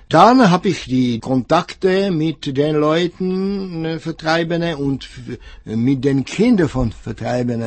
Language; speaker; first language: German; non-native, fluent; Czech